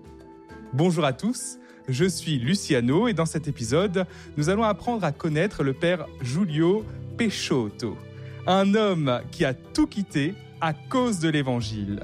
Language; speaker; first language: French; native; French